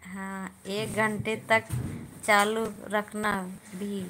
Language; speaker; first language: Hindi; native; Hindi